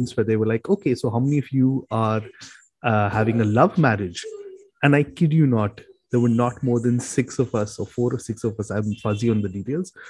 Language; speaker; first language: English; non-native, local second language; Hindi